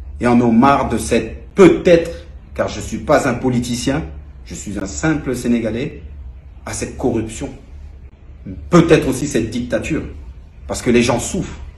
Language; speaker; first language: French; native; French